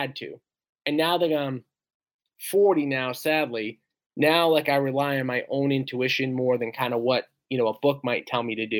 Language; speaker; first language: English; native; English